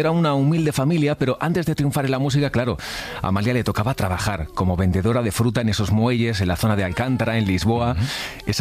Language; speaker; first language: Spanish; native; Spanish